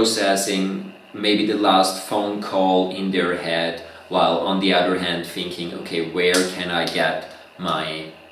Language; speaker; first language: English; non-native, fluent; German